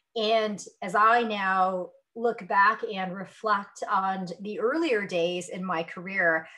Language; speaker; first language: English; early bilingual, other home language; Hindi